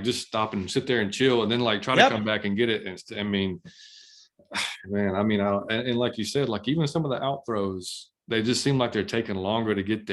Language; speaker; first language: English; native; English